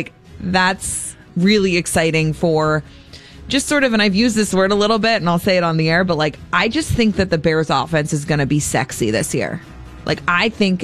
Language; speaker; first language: English; native; English